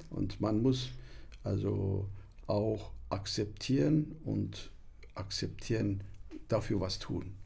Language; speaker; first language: German; non-native, fluent; Turkish